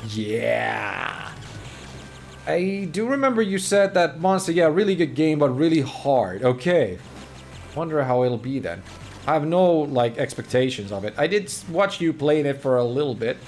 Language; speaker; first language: English; non-native, fluent; Finnish